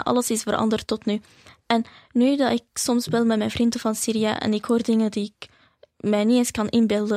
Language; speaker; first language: Dutch; early bilingual, other home language; Arabic